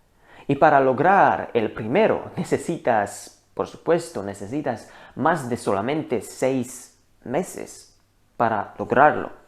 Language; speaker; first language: Spanish; non-native, learner; Hebrew